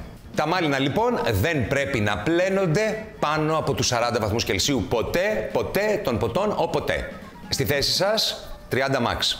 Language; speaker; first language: Greek; native; Greek